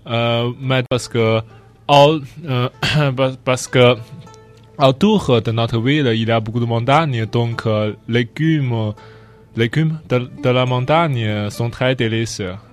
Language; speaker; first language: French; non-native, learner; Chinese